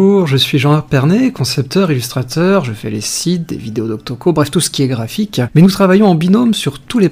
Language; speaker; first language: French; native; French